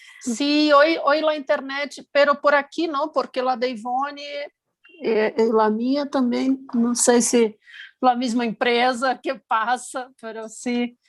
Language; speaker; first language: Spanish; non-native, learner; Portuguese